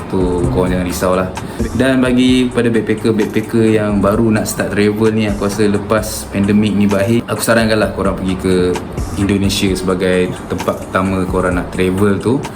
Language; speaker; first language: Malay; native; Malay